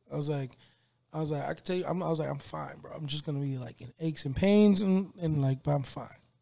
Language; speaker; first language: English; native; English